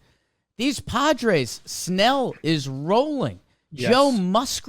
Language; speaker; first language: English; native; English